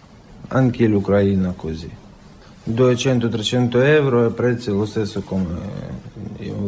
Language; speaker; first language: Italian; non-native, learner; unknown